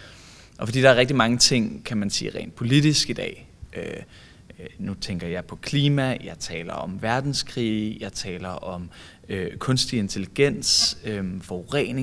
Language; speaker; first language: Danish; native; Danish